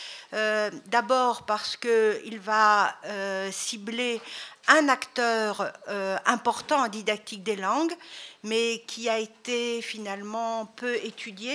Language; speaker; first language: French; native; French